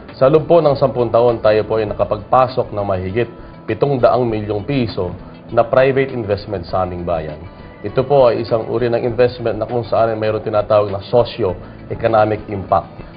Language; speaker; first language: Filipino; non-native, local second language; Pampanga